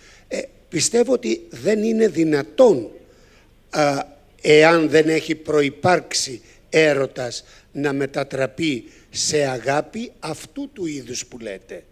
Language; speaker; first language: Greek; native; Greek